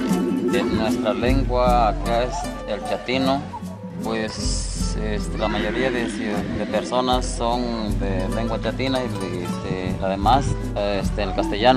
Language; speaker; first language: Spanish; non-native, local second language; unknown